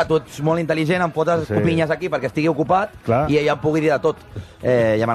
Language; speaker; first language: Catalan; native; Catalan